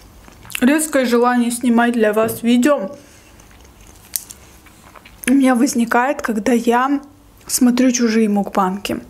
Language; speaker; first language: Russian; native; Russian